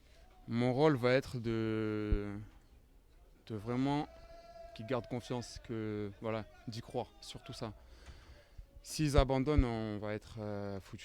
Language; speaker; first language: French; native; French